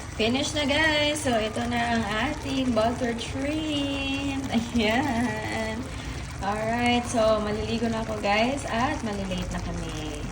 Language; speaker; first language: Filipino; non-native, local second language; Cebuano